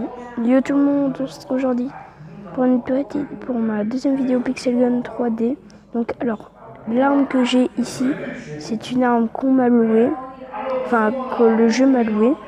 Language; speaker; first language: French; native; French